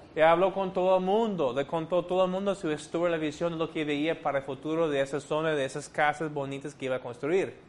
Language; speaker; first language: Spanish; non-native, fluent; English